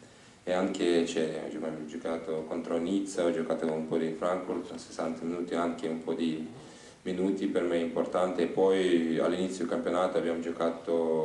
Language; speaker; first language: Italian; non-native, learner; Ukrainian